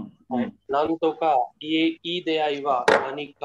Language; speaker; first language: Japanese; non-native, learner; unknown